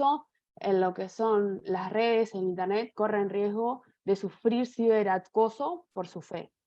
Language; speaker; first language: Spanish; native; Spanish